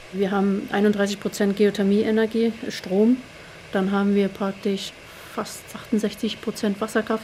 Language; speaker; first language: German; native; German